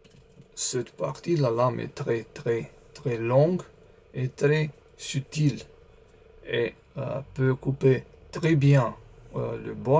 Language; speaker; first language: French; non-native, learner; Romanian